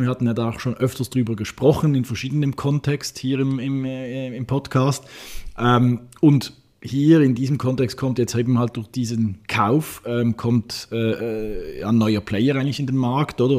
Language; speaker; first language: German; native; German